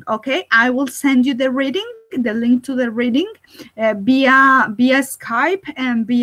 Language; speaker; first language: English; non-native, fluent; Spanish